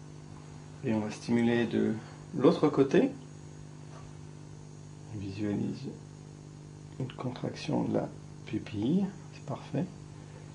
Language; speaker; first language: French; native; French